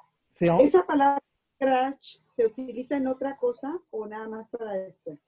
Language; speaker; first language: Spanish; native; Spanish